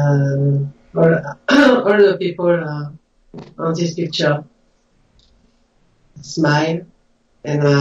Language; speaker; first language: English; non-native, learner; French